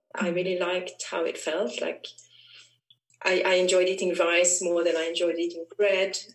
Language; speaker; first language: English; non-native, fluent; Swedish